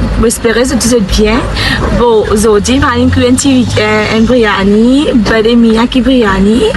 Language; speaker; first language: French; non-native, learner; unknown